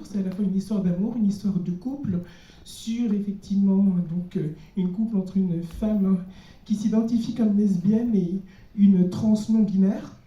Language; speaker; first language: French; native; French